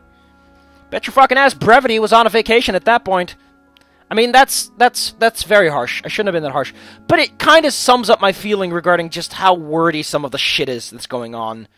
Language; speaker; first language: English; non-native, fluent; Dutch